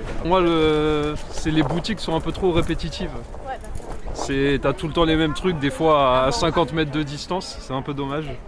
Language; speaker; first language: French; native; French